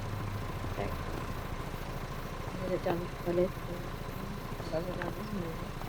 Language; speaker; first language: French; native; French